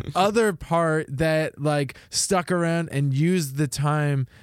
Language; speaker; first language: English; native; English